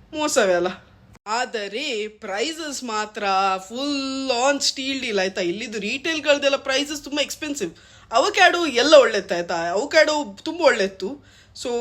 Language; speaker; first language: Kannada; native; Kannada